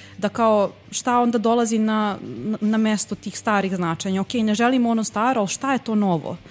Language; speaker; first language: Serbian; native; Serbian